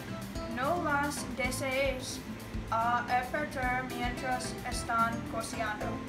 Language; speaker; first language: Spanish; non-native, learner; English